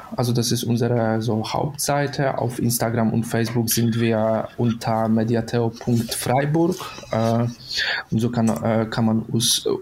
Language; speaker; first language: German; non-native, fluent; Polish